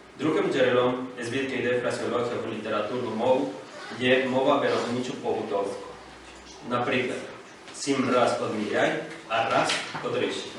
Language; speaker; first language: Ukrainian; non-native, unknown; Spanish